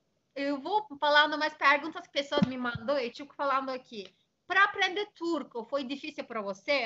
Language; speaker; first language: Portuguese; non-native, fluent; Turkish